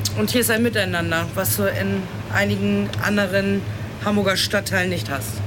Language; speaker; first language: German; native; German